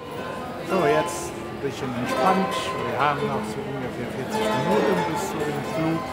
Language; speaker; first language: German; non-native, fluent; Polish